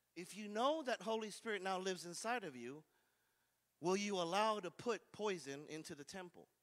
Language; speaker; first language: English; native; English